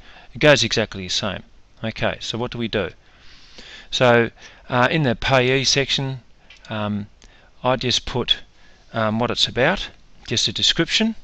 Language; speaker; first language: English; native; English